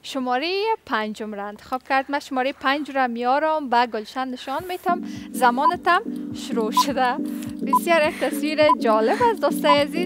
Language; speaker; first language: Persian; native; Persian